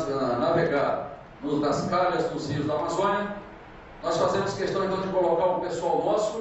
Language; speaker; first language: Portuguese; native; Portuguese